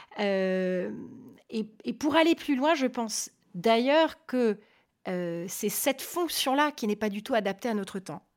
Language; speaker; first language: French; native; French